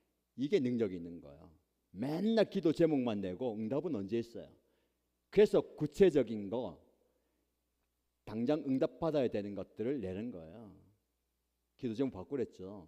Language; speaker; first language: Korean; native; Korean